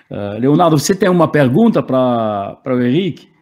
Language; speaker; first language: Portuguese; non-native, fluent; French